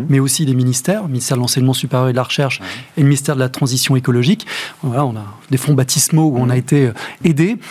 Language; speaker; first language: French; native; French